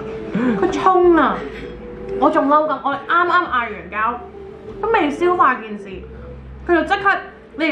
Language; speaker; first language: Chinese; native; Chinese